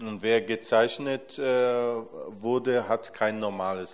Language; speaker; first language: German; non-native, fluent; Portuguese